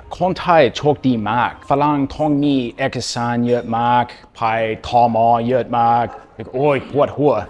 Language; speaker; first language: Thai; non-native, fluent; English